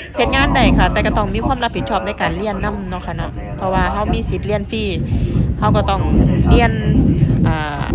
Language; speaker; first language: Thai; non-native, local second language; Northeastern Thai